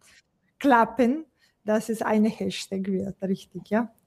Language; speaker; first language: German; non-native, fluent; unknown